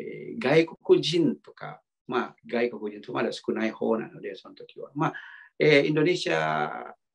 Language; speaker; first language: Japanese; non-native, fluent; Indonesian